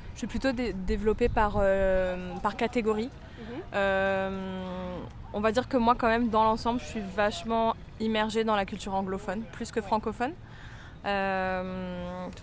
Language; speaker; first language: French; native; French